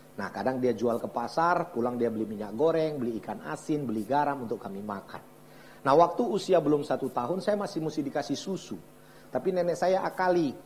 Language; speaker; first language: Indonesian; native; Indonesian